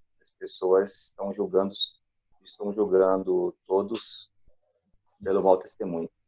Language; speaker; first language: Portuguese; native; Portuguese